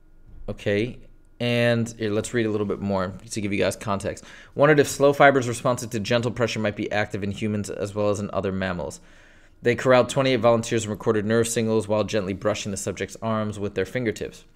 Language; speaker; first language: English; native; English